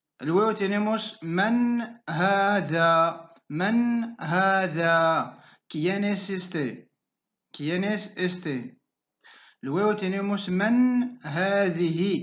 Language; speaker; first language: Spanish; non-native, fluent; Arabic